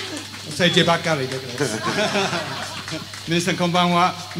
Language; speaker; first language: Japanese; non-native, learner; English